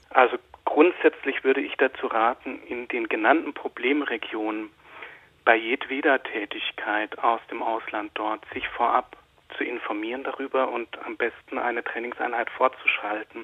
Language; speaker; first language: German; native; German